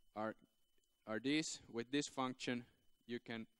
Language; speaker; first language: English; non-native, fluent; Finnish